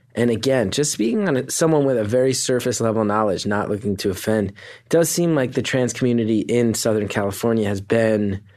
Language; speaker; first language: English; native; English